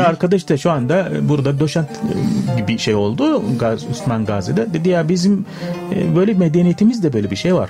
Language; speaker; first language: Turkish; non-native, fluent; Arabic